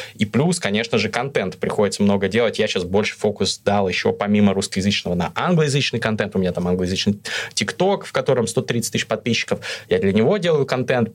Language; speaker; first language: Russian; native; Russian